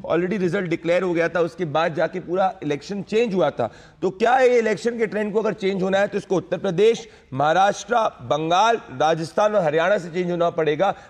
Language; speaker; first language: Hindi; native; Hindi